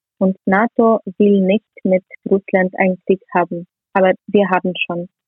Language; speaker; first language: German; non-native, learner; Ukrainian